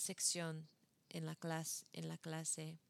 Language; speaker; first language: Spanish; non-native, fluent; English